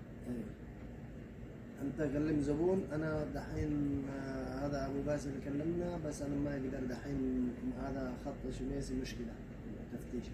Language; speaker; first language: Arabic; non-native, learner; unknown